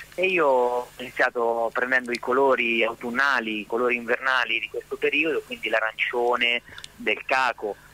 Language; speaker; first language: Italian; native; Italian